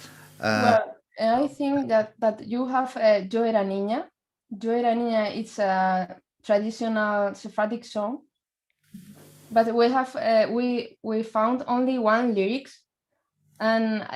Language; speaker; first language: English; non-native, learner; Spanish